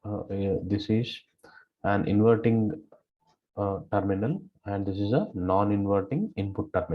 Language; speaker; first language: English; non-native, local second language; Kannada